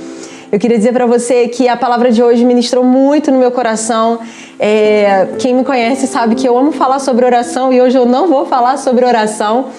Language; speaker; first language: Portuguese; native; Portuguese